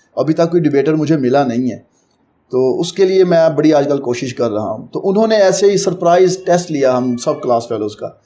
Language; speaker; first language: Urdu; non-native, local second language; Punjabi